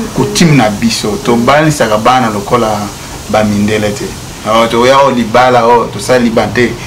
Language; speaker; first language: Lingala; non-native, local second language; Luba-Lulua